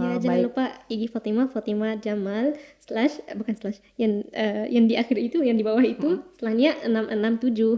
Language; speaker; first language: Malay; non-native, fluent; Arabic